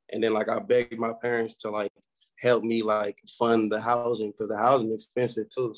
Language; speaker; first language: English; native; English